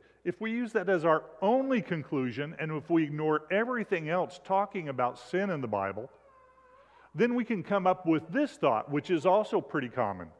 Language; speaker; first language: English; native; English